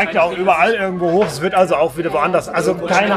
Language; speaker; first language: German; native; German